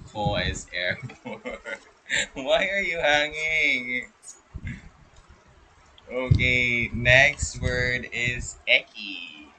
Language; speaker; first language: English; non-native, local second language; Filipino